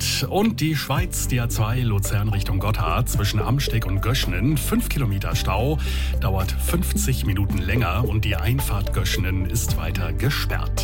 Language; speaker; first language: German; native; German